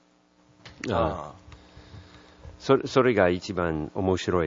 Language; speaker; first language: Japanese; non-native, learner; English